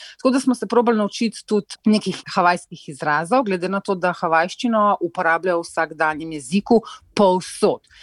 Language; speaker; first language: Slovenian; native; Slovenian